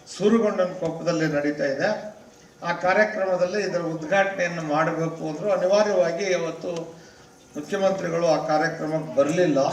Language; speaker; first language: Kannada; non-native, local second language; Lambadi